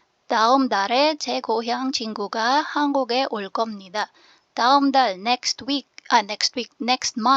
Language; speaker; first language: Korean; non-native, fluent; Filipino